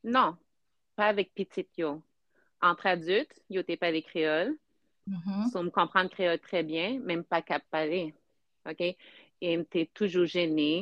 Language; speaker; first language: Haitian Creole; early bilingual, heritage; French